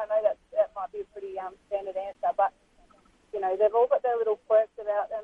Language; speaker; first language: English; native; English